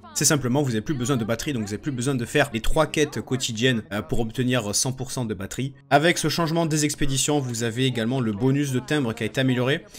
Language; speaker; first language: French; native; French